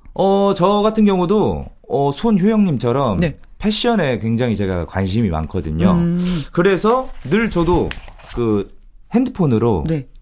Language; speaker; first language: Korean; native; Korean